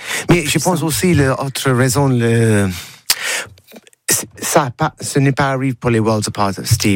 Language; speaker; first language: French; non-native, learner; English